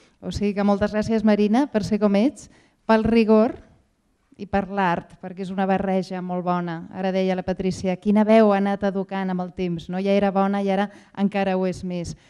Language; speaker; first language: Catalan; native; Catalan